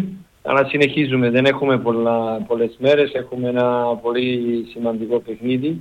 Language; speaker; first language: Greek; non-native, learner; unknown